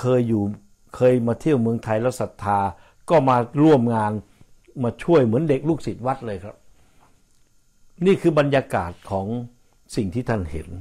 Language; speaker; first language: Thai; native; Thai